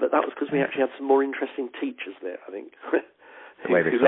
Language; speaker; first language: English; native; English